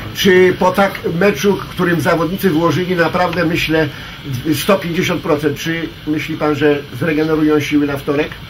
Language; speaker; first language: Polish; native; Polish